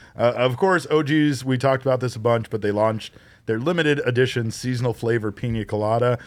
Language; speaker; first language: English; native; English